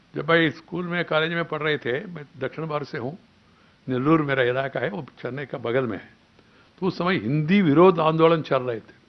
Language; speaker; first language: Hindi; non-native, local second language; Telugu